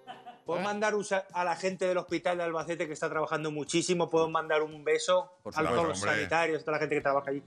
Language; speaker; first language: Spanish; native; Spanish